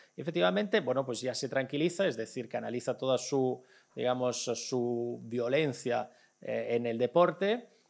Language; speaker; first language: Spanish; non-native, fluent; Italian